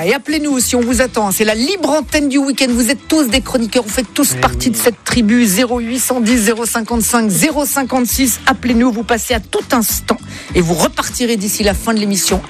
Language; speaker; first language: French; native; French